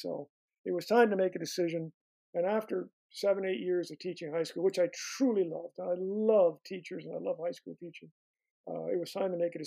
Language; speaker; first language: English; native; English